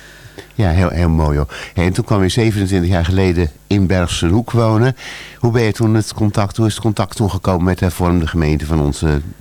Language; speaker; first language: Dutch; native; Dutch